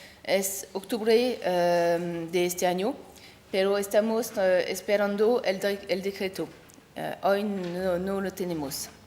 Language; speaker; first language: Spanish; non-native, learner; French